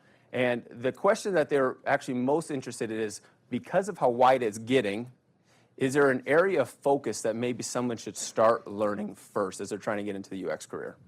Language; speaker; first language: English; native; English